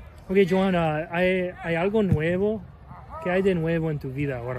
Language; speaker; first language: Spanish; non-native, fluent; English